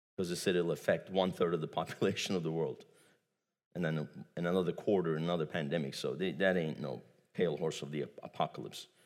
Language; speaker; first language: English; non-native, fluent; Turkish